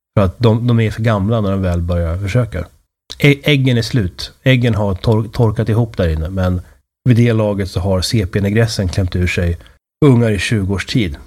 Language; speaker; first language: Swedish; native; Swedish